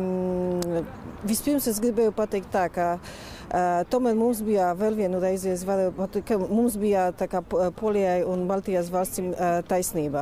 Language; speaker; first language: Latvian; non-native, fluent; Polish